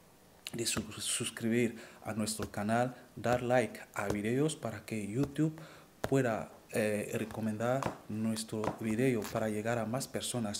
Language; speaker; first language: Spanish; non-native, fluent; French